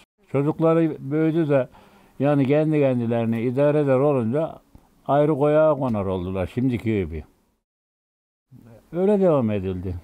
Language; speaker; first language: Turkish; native; Turkish